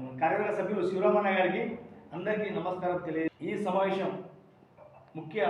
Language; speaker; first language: Telugu; non-native, local second language; Lambadi